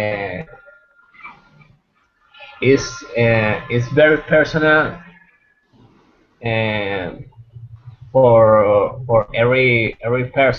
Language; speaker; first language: English; non-native, learner; Spanish